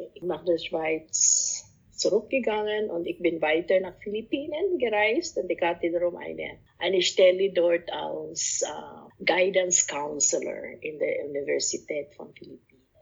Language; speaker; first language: German; non-native, fluent; Cebuano